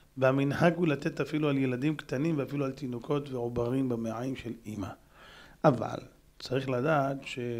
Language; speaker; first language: Hebrew; native; Hebrew